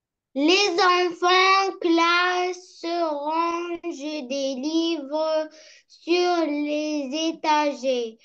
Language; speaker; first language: French; non-native, learner; Arabic